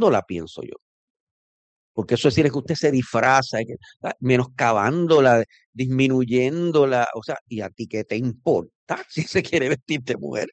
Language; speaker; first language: Spanish; native; Spanish